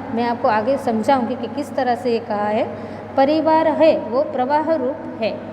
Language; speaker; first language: Hindi; non-native, local second language; Gujarati